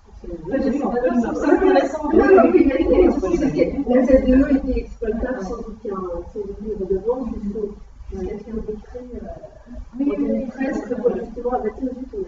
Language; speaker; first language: French; native; French